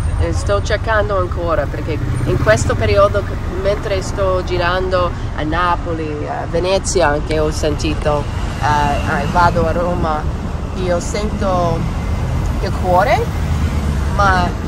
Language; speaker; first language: Italian; non-native, learner; English